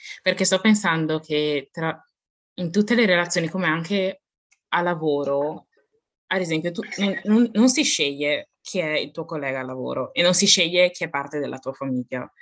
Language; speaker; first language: Italian; early bilingual, other home language; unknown